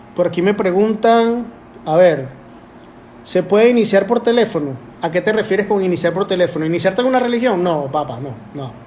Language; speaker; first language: Spanish; native; Spanish